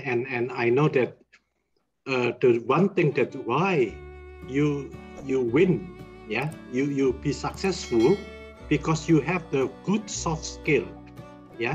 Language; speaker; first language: English; non-native, learner; Indonesian